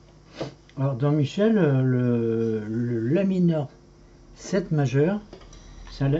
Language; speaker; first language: French; native; French